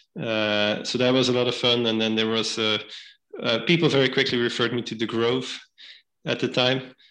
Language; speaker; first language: English; non-native, fluent; Dutch